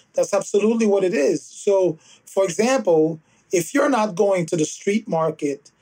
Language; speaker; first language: English; early bilingual, other home language; Haitian Creole